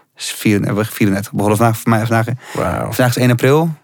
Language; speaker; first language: Dutch; native; Dutch